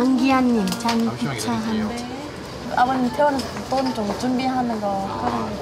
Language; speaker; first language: Korean; non-native, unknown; Vietnamese